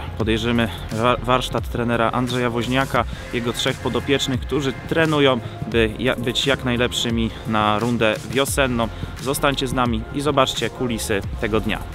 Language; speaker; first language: Polish; native; Polish